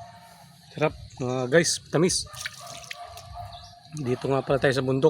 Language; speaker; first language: Filipino; native; Filipino